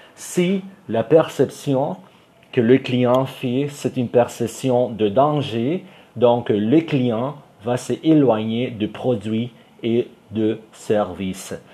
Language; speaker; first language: French; non-native, fluent; Spanish